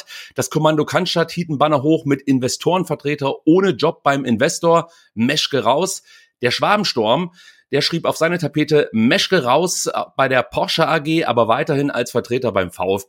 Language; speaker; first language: German; native; German